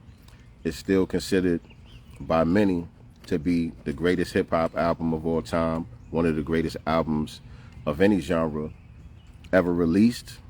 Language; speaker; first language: English; native; English